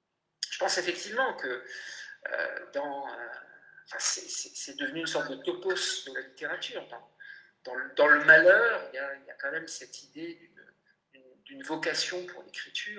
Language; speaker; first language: French; native; French